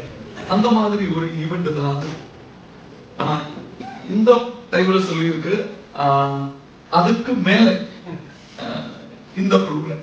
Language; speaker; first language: Tamil; non-native, local second language; Malayalam